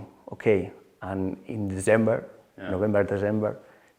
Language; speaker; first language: English; non-native, learner; Spanish